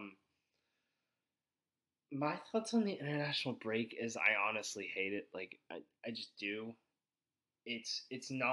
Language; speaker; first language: English; native; English